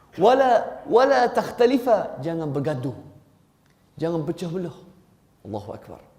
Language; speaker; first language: Malay; non-native, fluent; Arabic